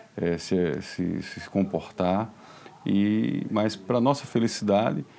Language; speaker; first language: Portuguese; native; Portuguese